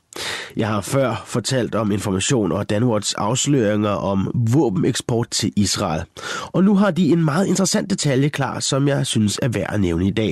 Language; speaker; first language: Danish; native; Danish